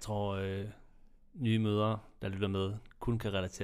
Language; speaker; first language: Danish; native; Danish